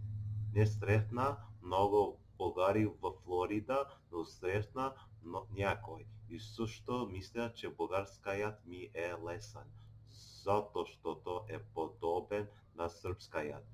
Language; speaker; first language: Bulgarian; non-native, learner; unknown